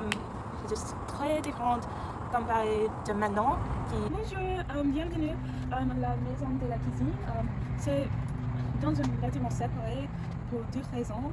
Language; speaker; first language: French; non-native, learner; English